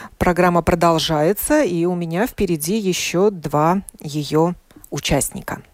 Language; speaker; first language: Russian; native; Russian